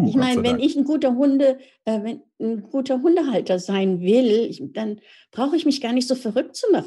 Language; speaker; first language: German; native; German